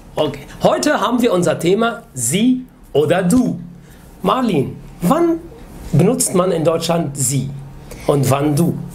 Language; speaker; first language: German; non-native, fluent; Arabic